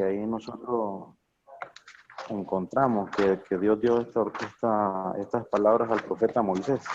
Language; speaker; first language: Spanish; native; Spanish